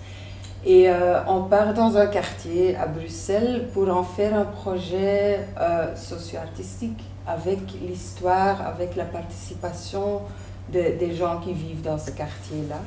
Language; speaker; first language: French; native; French